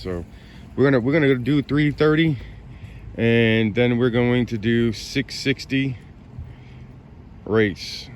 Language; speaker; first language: English; native; English